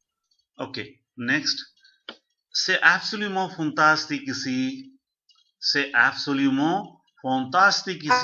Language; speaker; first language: French; non-native, fluent; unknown